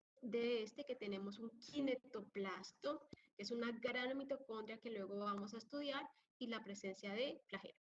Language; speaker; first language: Spanish; native; Spanish